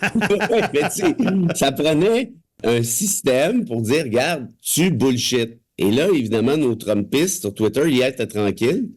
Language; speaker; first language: French; native; French